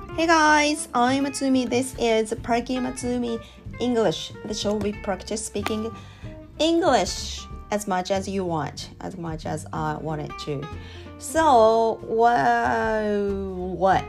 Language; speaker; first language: English; non-native, learner; Japanese